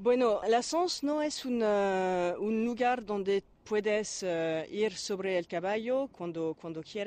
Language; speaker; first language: Spanish; non-native, learner; French